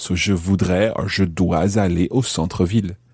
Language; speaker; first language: French; non-native, fluent; English